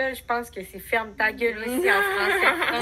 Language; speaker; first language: French; native; French